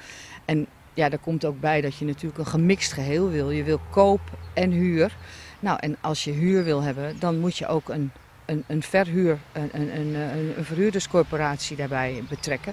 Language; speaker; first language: Dutch; native; Dutch